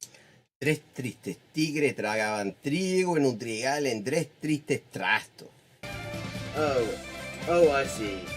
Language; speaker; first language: Spanish; non-native, fluent; English